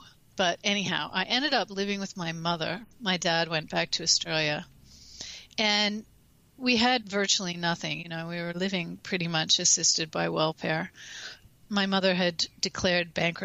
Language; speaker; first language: English; native; English